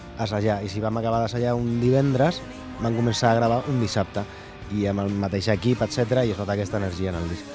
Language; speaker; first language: Catalan; non-native, local second language; Spanish